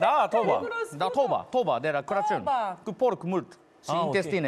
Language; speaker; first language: Romanian; non-native, learner; Japanese